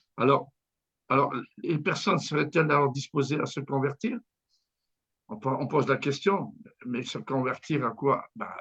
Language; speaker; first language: French; native; French